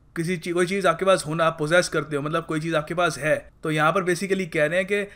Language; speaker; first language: Hindi; native; Hindi